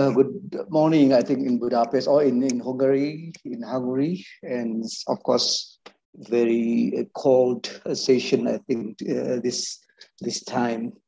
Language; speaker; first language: English; non-native, fluent; Indonesian